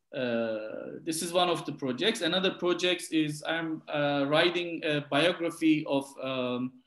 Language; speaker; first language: English; non-native, fluent; Turkish